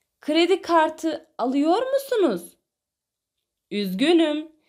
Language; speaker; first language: Turkish; non-native, fluent; Arabic